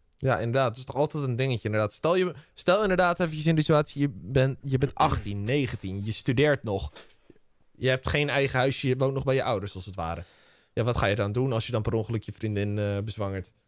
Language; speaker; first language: Dutch; native; Dutch